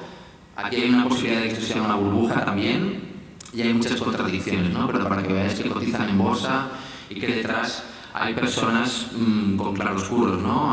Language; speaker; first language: Spanish; native; Spanish